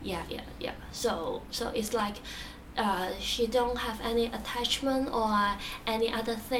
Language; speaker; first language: English; non-native, local second language; Cantonese